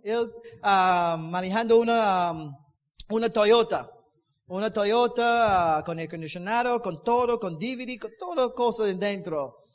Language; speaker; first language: Spanish; non-native, learner; English